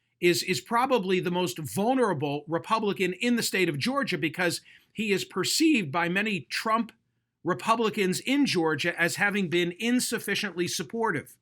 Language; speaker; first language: English; native; English